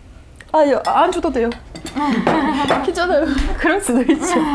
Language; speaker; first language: Korean; non-native, learner; Russian